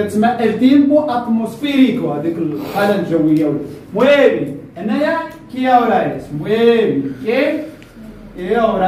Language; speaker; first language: Spanish; non-native, fluent; Arabic